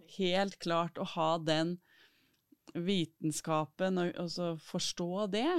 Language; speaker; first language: Norwegian; native; Norwegian